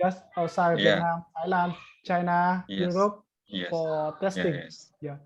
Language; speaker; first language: English; non-native, learner; Vietnamese